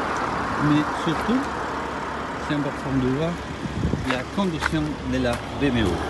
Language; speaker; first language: French; non-native, learner; Spanish